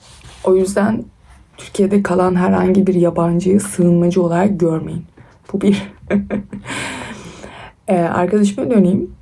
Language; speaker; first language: Turkish; early bilingual, other home language; Persian